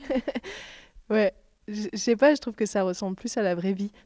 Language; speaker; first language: French; native; French